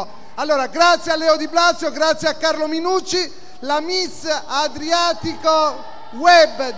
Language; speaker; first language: Italian; native; Italian